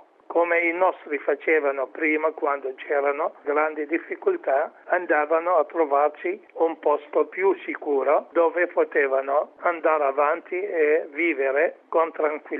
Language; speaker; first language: Italian; non-native, fluent; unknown